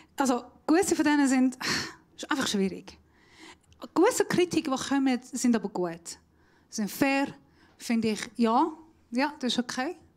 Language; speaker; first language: German; non-native, fluent; Assyrian Neo-Aramaic